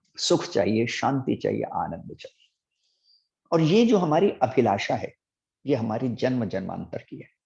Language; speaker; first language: Hindi; native; Hindi